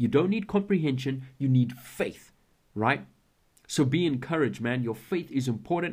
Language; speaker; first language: English; native; English